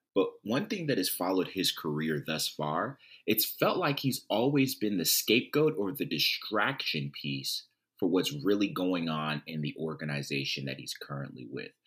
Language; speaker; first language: English; native; English